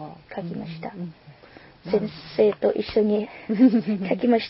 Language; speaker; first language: Japanese; non-native, learner; Lao